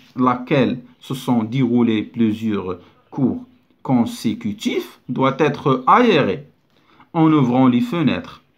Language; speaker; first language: French; non-native, local second language; Arabic